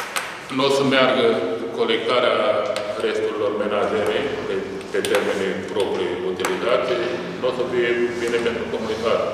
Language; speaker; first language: Romanian; native; Romanian